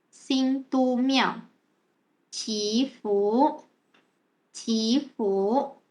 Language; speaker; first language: Chinese; non-native, fluent; Malay